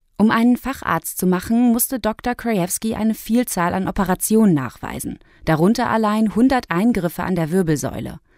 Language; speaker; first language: German; native; German